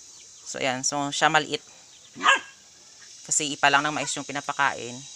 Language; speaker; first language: Filipino; native; Filipino